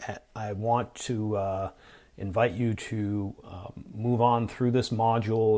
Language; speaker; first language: English; native; English